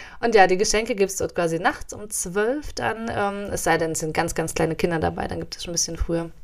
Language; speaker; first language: German; native; German